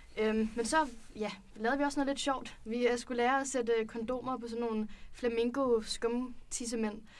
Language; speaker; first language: Danish; native; Danish